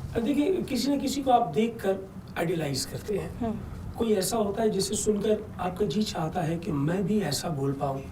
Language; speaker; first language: Urdu; non-native, local second language; Punjabi